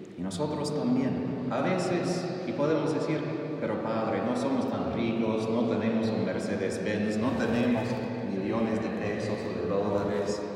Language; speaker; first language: Spanish; non-native, fluent; English